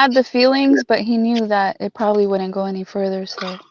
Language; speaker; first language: English; native; English